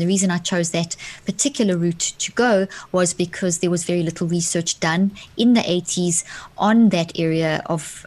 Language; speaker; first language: English; native; English